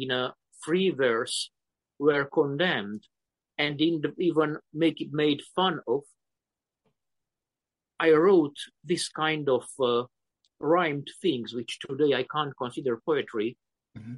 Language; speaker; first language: English; non-native, fluent; Romanian